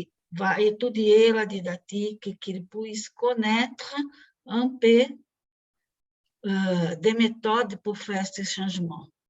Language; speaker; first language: French; non-native, fluent; Portuguese